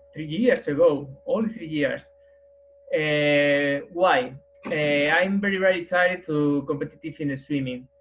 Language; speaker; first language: English; non-native, learner; Spanish